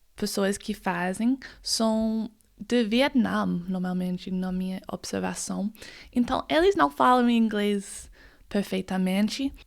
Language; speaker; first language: Portuguese; non-native, fluent; English